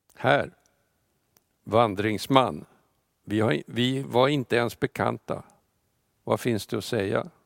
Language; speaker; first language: Swedish; non-native, fluent; Russian